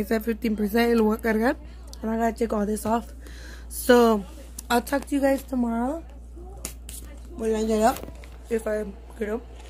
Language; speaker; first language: English; early bilingual, other home language; Spanish